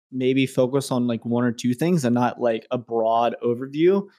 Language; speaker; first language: English; native; English